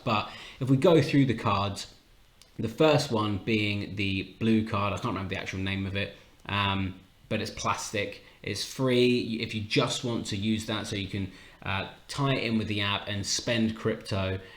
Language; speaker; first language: English; native; English